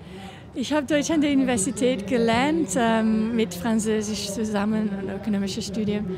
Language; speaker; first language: German; non-native, learner; English